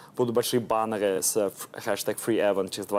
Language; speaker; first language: Russian; early bilingual, heritage; Russian